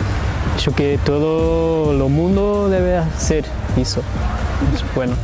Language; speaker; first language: Spanish; non-native, fluent; Portuguese